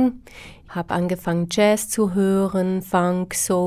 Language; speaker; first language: German; early bilingual, other home language; Slovak